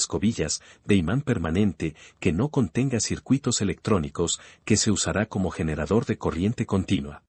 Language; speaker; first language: Spanish; native; Spanish